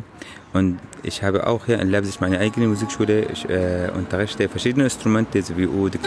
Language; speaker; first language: German; non-native, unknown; Arabic